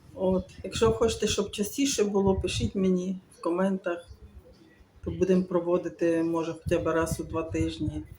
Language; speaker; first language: Ukrainian; native; Ukrainian